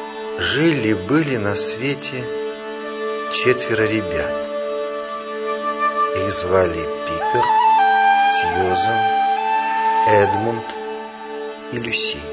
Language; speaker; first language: Russian; native; Russian